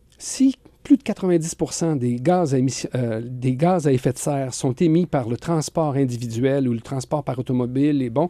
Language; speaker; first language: French; native; French